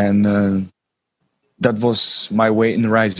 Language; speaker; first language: English; non-native, learner; Czech